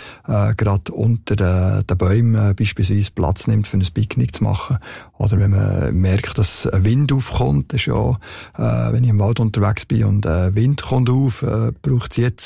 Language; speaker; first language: German; native; German